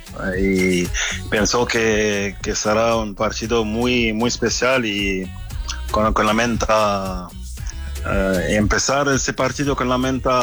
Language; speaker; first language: Spanish; non-native, fluent; French